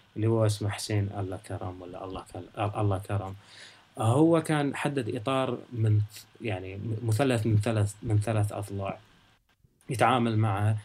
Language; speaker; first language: Arabic; native; Arabic